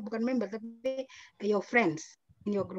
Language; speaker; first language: English; non-native, fluent; Indonesian